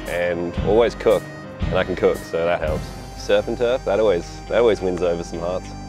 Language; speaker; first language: English; native; English